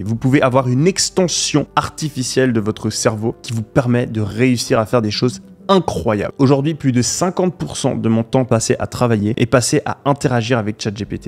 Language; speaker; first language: French; native; French